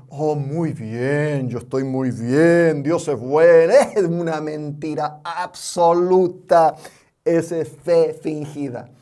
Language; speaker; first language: Spanish; non-native, fluent; English